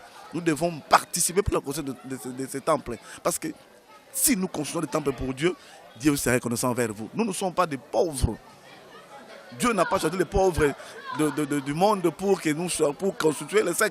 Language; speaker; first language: French; non-native, local second language; Lingala